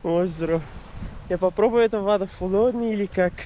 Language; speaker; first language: Russian; non-native, learner; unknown